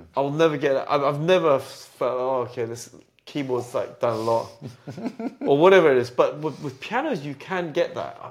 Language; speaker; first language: English; native; English